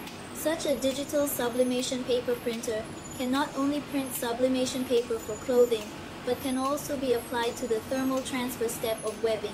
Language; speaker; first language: English; non-native, fluent; Chinese